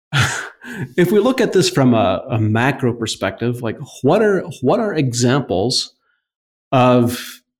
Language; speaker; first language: English; native; English